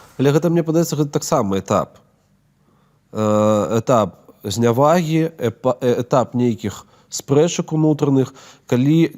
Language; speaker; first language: Belarusian; non-native, local second language; Russian